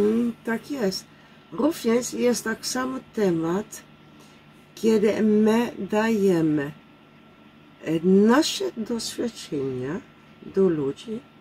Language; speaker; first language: Polish; non-native, learner; Dutch